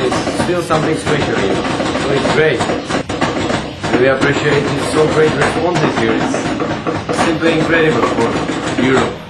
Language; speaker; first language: English; non-native, learner; Polish